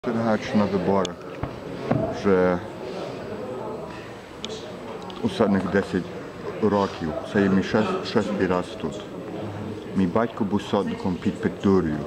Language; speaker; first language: Ukrainian; early bilingual, heritage; Ukrainian